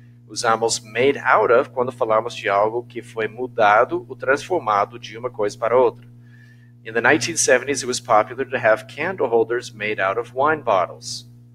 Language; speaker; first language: Portuguese; non-native, fluent; English